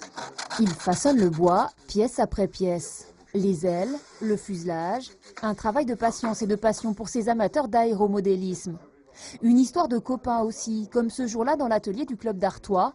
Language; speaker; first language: French; native; French